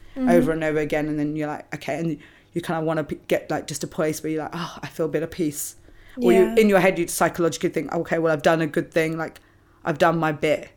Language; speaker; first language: English; native; English